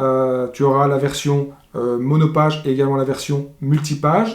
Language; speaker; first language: French; native; French